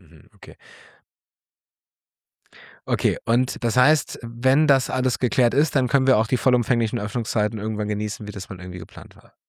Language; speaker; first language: German; native; German